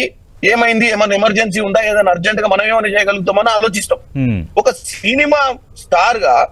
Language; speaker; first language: Telugu; native; Telugu